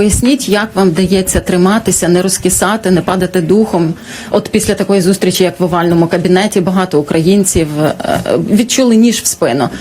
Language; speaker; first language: Ukrainian; native; Ukrainian